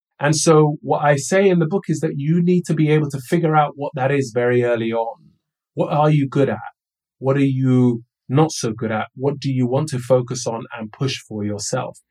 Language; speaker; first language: English; early bilingual, other home language; Somali